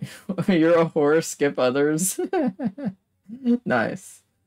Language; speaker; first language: English; native; English